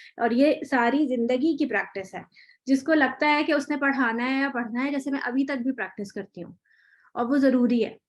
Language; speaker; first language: Urdu; native; Urdu